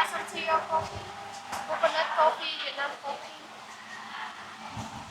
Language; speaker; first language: English; non-native, learner; Vietnamese